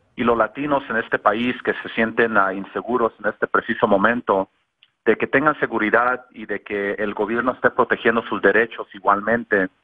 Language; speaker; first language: Spanish; native; Spanish